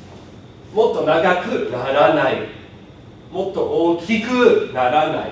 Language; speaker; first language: Japanese; non-native, fluent; English